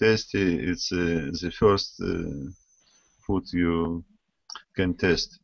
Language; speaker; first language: English; non-native, learner; Russian